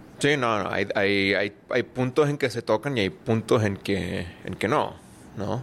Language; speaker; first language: Spanish; native; Spanish